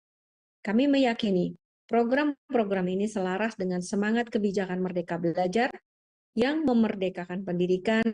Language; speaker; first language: Indonesian; native; Indonesian